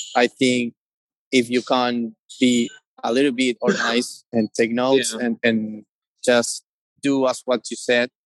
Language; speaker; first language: English; non-native, fluent; Spanish